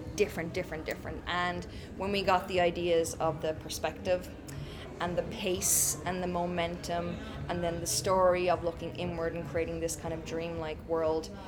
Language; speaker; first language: English; native; English